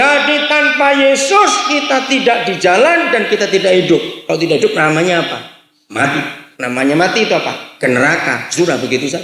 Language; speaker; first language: Indonesian; native; Indonesian